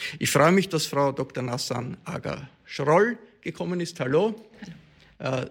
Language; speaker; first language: German; native; German